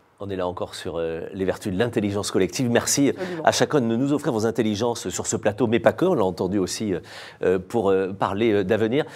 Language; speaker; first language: French; native; French